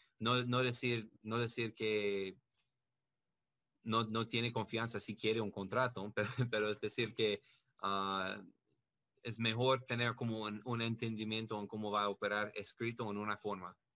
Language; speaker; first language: Spanish; non-native, learner; English